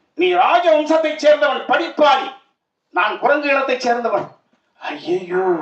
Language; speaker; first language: Tamil; native; Tamil